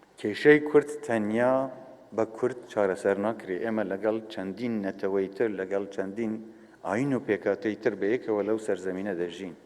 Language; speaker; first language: Central Kurdish; non-native, local second language; Kurdish